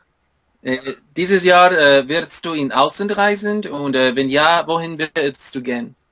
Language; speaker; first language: German; non-native, learner; English